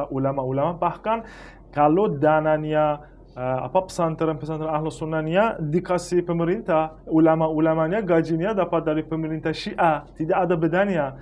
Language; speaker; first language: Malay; non-native, fluent; Persian